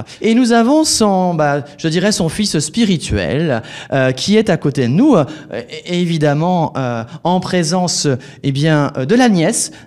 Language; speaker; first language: French; native; French